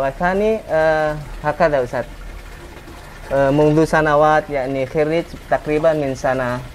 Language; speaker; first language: Arabic; non-native, learner; Indonesian